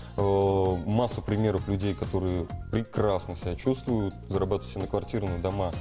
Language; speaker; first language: Russian; native; Russian